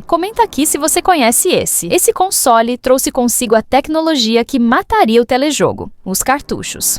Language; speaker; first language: Portuguese; native; Portuguese